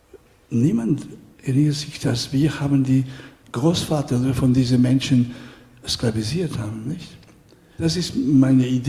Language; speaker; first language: German; non-native, fluent; Spanish